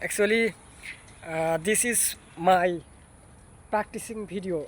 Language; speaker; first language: English; non-native, learner; Bangla